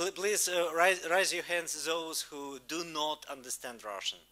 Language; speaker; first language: English; non-native, fluent; Russian